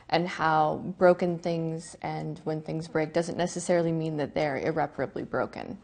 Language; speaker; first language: English; native; English